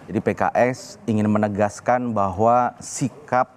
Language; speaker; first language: Indonesian; native; Indonesian